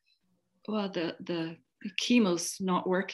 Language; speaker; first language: English; native; English